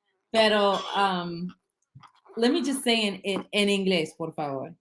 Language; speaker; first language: Spanish; non-native, learner; English